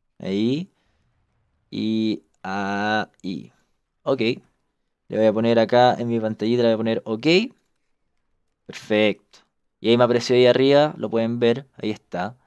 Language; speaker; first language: Spanish; native; Spanish